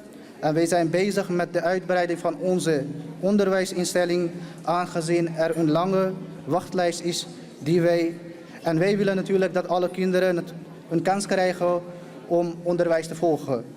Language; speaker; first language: Dutch; early bilingual, other home language; Urdu